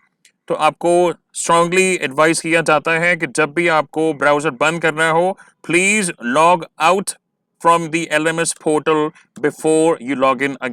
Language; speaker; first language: Hindi; native; Hindi